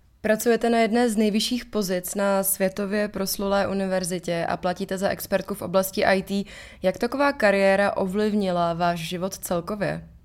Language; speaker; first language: Czech; native; Czech